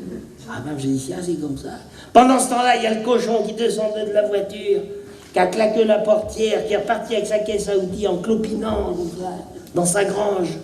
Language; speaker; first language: French; native; French